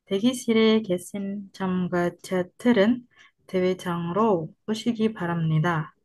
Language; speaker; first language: Korean; non-native, learner; Indonesian